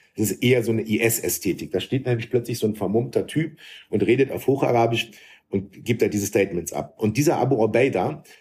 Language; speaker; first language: German; early bilingual, other home language; Arabic